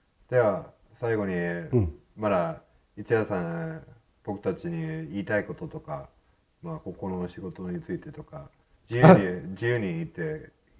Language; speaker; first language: Japanese; non-native, fluent; English